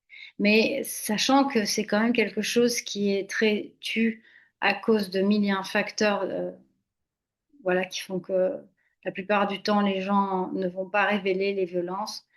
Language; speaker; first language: French; native; French